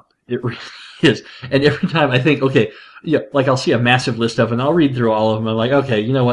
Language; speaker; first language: English; native; English